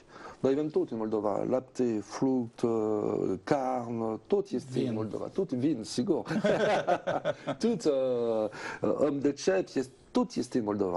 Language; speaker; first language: Romanian; non-native, learner; French